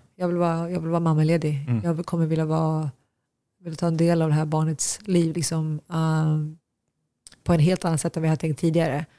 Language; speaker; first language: Swedish; early bilingual, other home language; Tigrinya